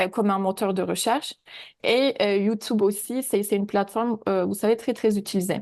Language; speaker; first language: French; native; French